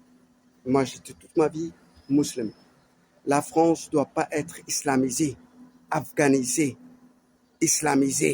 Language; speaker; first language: French; non-native, learner; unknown